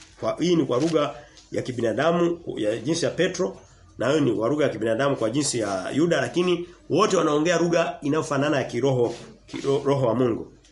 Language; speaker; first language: Swahili; native; Swahili